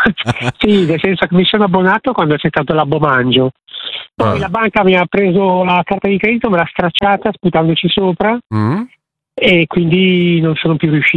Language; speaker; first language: Italian; native; Italian